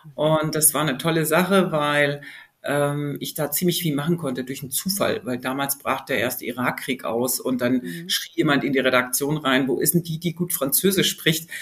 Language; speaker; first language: German; native; German